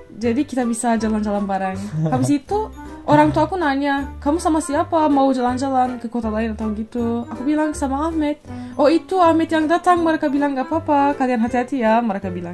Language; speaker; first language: Indonesian; non-native, fluent; Turkish